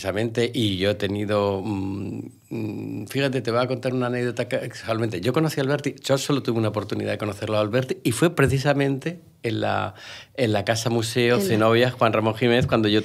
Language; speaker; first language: Spanish; native; Spanish